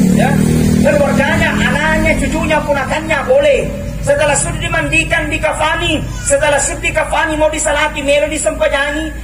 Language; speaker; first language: Indonesian; non-native, local second language; Buginese